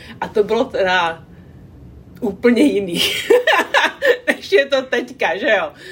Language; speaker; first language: Czech; non-native, local second language; English